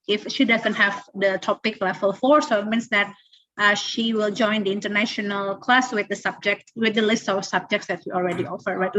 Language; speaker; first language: English; non-native, fluent; Indonesian